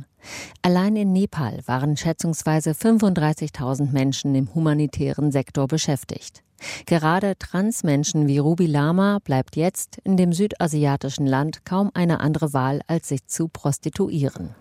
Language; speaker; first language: German; native; German